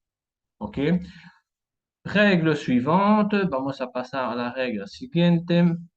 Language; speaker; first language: Spanish; non-native, fluent; French